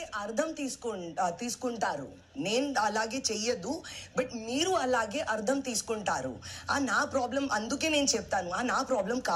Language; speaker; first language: Telugu; non-native, learner; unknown